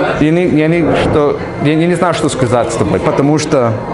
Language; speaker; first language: Russian; non-native, learner; English